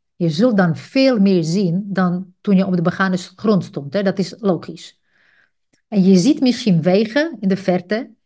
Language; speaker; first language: Dutch; non-native, fluent; Czech